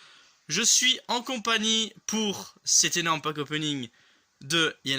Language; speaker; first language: French; native; French